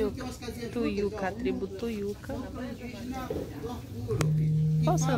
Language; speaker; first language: Portuguese; native; Portuguese